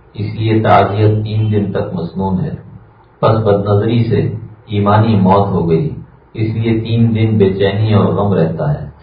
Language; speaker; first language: Urdu; native; Urdu